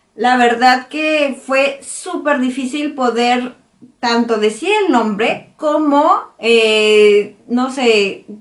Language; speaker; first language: Spanish; native; Spanish